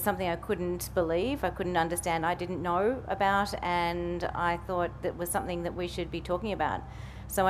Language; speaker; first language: English; native; English